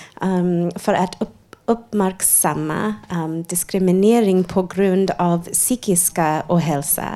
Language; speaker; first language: Swedish; non-native, fluent; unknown